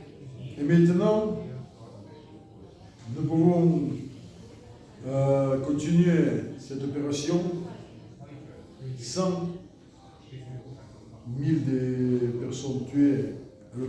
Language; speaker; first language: French; non-native, learner; Russian